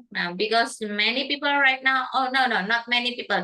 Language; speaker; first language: English; non-native, fluent; Indonesian